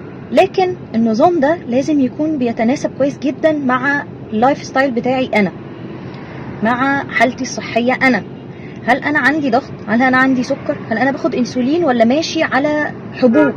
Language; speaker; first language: Arabic; native; Arabic